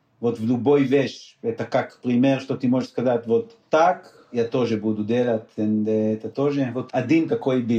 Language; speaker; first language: Russian; non-native, learner; Hebrew